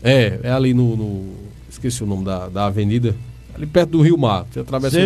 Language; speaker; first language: Portuguese; native; Portuguese